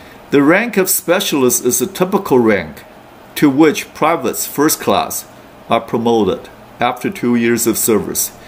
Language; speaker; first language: English; non-native, fluent; Chinese